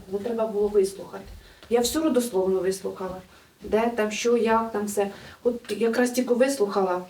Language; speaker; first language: Ukrainian; native; Ukrainian